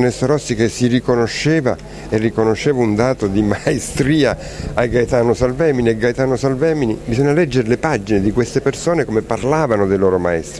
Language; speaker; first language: Italian; native; Italian